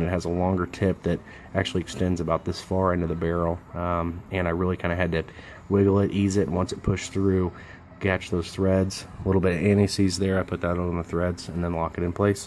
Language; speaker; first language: English; native; English